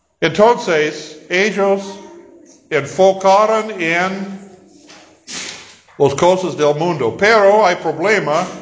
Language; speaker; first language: Spanish; non-native, fluent; English